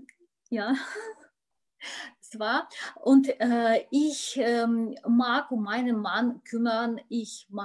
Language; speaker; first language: German; non-native, learner; Russian